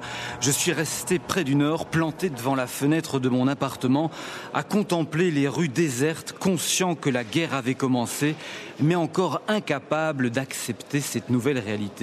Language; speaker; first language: French; native; French